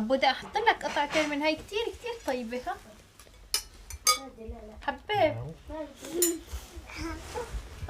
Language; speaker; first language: Arabic; native; Arabic